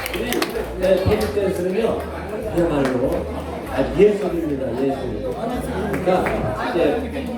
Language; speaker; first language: Korean; native; Korean